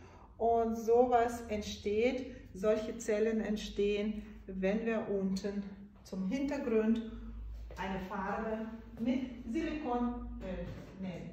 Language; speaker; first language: German; non-native, fluent; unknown